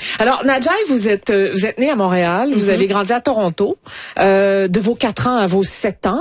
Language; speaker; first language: French; native; French